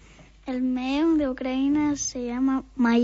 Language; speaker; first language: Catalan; early bilingual, other home language; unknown